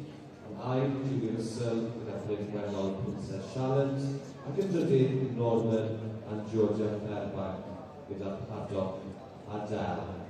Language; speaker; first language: Welsh; native; Welsh